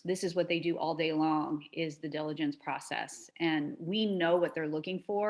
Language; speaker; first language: English; native; English